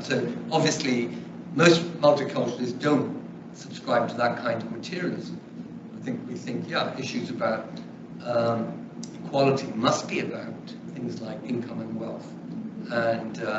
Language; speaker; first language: English; early bilingual, other home language; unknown